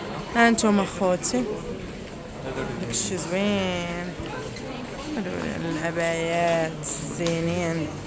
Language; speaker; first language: Arabic; native; Arabic